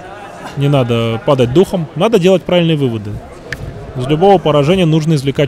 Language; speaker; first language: Russian; native; Russian